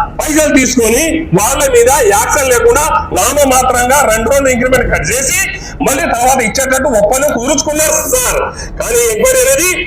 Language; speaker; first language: Telugu; native; Telugu